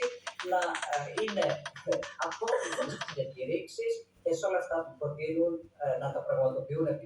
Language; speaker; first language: Greek; native; Greek